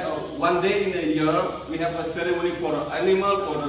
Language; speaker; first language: English; non-native, learner; Indonesian